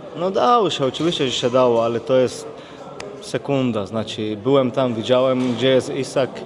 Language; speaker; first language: Polish; non-native, fluent; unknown